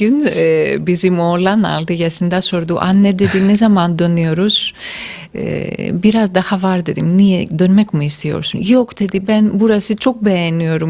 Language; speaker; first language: Turkish; non-native, fluent; Greek